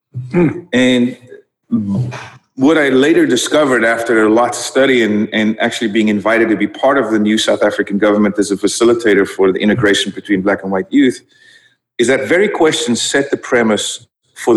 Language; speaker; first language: English; non-native, local second language; Dutch